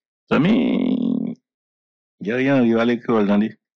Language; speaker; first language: English; non-native, learner; Haitian Creole